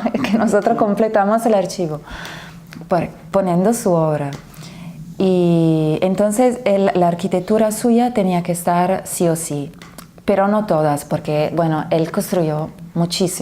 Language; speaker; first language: Spanish; non-native, fluent; Italian